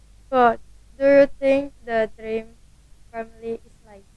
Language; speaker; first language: English; non-native, learner; Indonesian